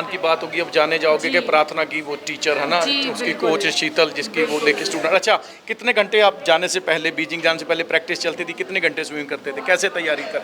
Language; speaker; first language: Hindi; non-native, local second language; Punjabi